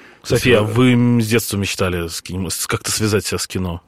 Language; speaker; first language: Russian; native; Russian